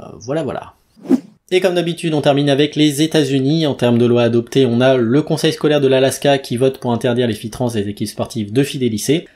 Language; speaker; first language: French; native; French